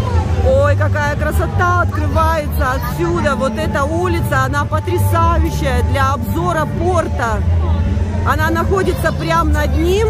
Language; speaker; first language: Russian; native; Russian